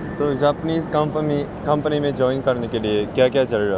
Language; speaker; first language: Hindi; non-native, fluent; Japanese